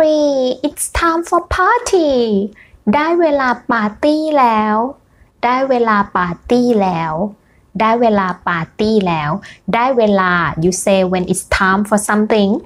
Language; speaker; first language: Thai; native; Thai